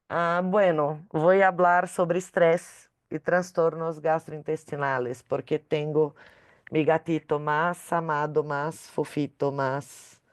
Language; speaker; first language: Spanish; non-native, learner; Portuguese